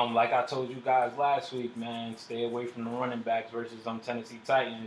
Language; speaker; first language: English; native; English